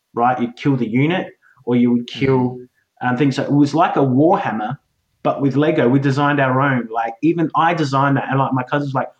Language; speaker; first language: English; native; English